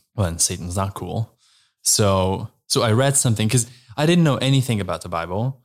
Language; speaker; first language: English; non-native, fluent; Slovenian